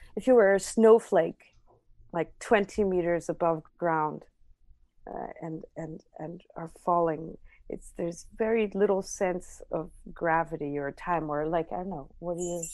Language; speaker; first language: English; non-native, fluent; Armenian